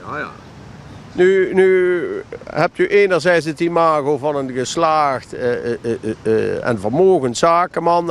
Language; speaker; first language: Dutch; native; Dutch